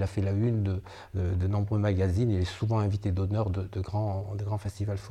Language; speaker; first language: French; native; French